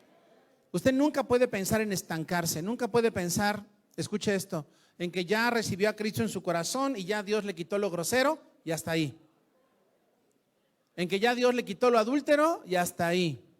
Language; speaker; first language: Spanish; native; Spanish